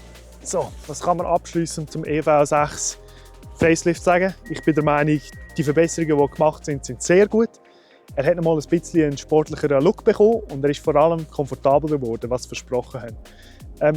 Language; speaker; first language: German; native; German